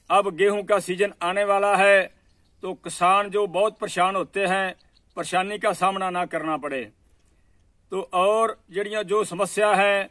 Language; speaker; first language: Hindi; native; Hindi